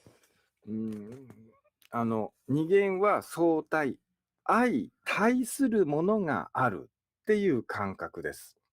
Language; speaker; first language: Japanese; native; Japanese